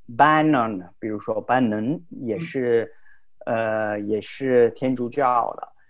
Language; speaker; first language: Chinese; non-native, fluent; Italian